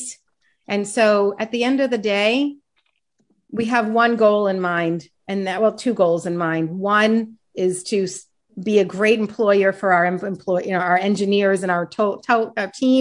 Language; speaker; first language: English; native; English